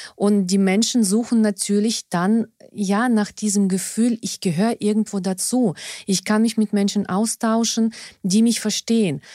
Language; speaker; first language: German; non-native, fluent; Russian